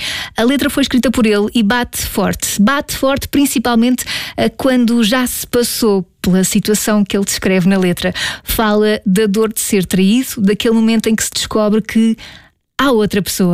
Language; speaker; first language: Portuguese; native; Portuguese